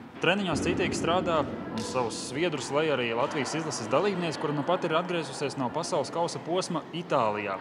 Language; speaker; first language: Latvian; native; Latvian